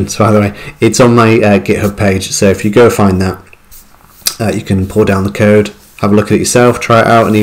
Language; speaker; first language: English; native; English